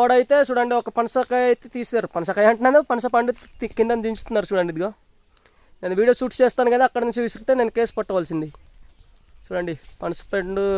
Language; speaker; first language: Telugu; non-native, local second language; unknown